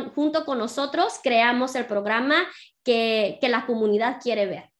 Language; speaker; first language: Spanish; early bilingual, heritage; Spanish